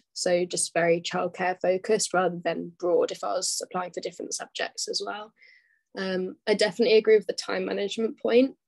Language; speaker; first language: English; native; English